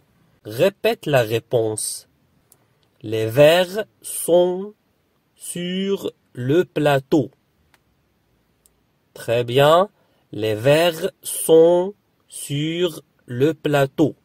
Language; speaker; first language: French; non-native, fluent; Arabic